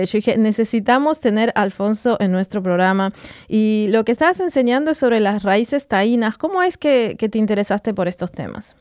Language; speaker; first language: Spanish; native; Spanish